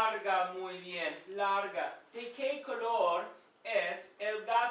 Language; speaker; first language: Spanish; non-native, fluent; English